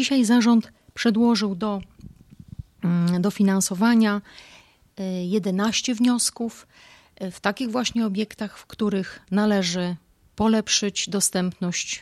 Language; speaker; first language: Polish; native; Polish